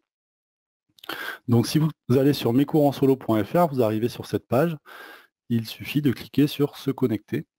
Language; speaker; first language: French; native; French